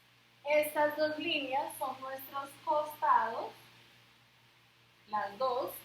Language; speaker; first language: Spanish; native; Spanish